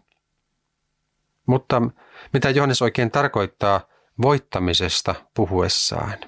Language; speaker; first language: Finnish; native; Finnish